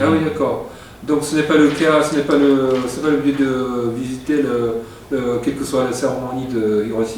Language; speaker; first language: French; non-native, fluent; Japanese